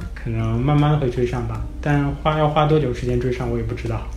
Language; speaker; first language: Chinese; native; Chinese